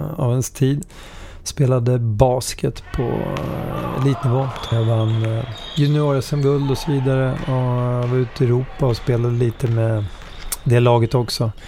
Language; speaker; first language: Swedish; early bilingual, other home language; Hungarian